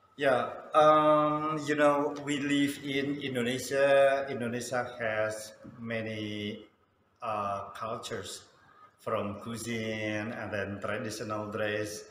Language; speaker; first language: English; non-native, fluent; Sundanese